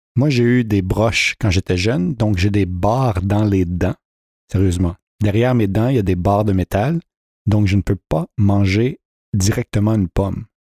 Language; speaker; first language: French; early bilingual, heritage; French